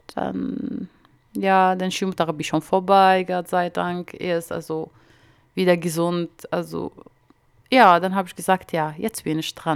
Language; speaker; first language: German; non-native, learner; Arabic